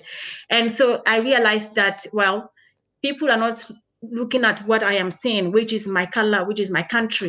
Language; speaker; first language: English; early bilingual, other home language; Krio